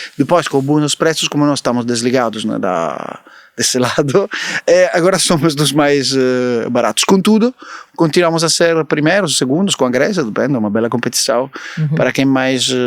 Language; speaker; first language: Portuguese; non-native, fluent; Italian